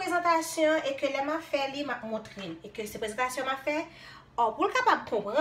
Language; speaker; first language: French; non-native, local second language; Haitian Creole